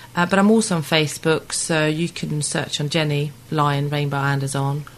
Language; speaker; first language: English; non-native, fluent; Swedish